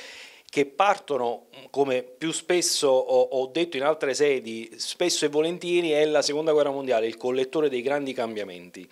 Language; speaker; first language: Italian; native; Italian